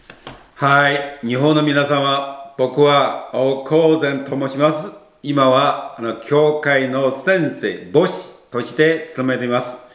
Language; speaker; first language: Japanese; non-native, fluent; Chinese